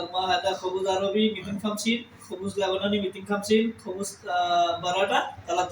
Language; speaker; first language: Arabic; non-native, learner; Bangla